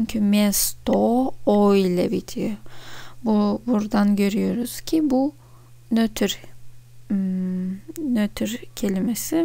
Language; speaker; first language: Turkish; non-native, fluent; Russian